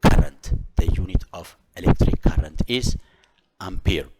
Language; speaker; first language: English; non-native, local second language; Amharic